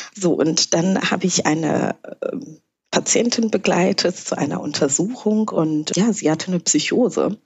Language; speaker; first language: German; early bilingual, other home language; Kinyarwanda